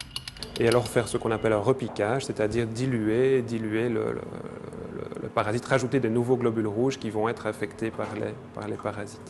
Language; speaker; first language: French; native; French